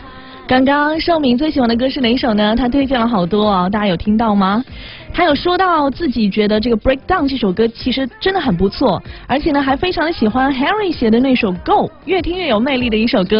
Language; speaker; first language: Chinese; native; Chinese